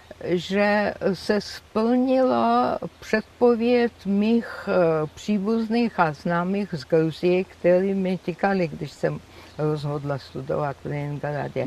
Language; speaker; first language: Czech; non-native, fluent; Georgian